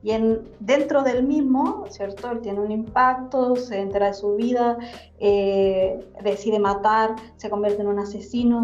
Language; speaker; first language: Spanish; native; Spanish